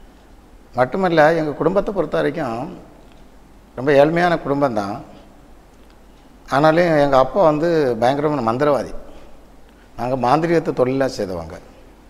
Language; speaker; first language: Tamil; native; Tamil